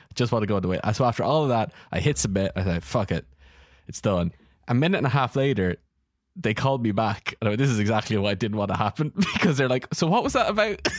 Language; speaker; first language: English; native; English